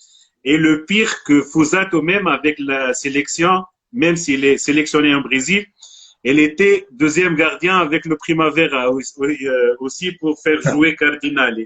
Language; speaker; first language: French; non-native, local second language; Arabic